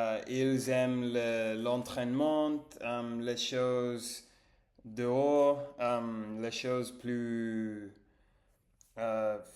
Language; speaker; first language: French; non-native, learner; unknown